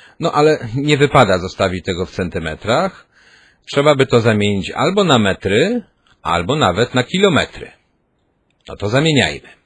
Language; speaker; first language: Polish; native; Polish